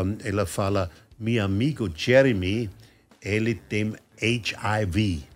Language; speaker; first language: Portuguese; non-native, learner; German